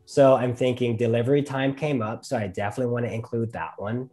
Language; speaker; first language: English; native; English